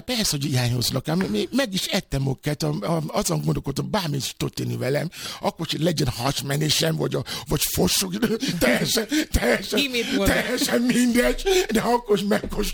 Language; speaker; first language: Hungarian; non-native, fluent; Yoruba